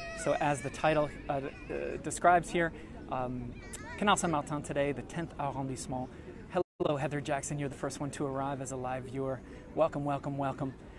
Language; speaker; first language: English; native; English